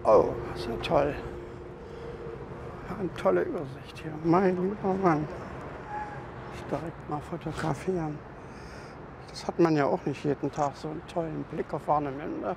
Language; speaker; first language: German; native; German